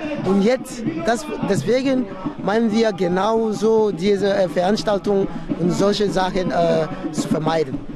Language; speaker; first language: German; non-native, fluent; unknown